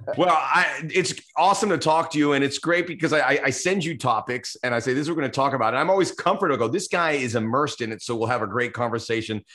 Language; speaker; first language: English; early bilingual, other home language; Spanish